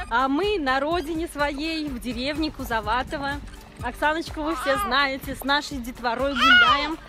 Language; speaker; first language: Russian; native; Russian